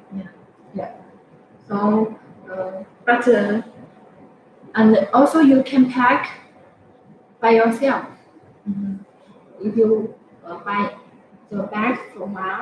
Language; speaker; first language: English; non-native, fluent; Chinese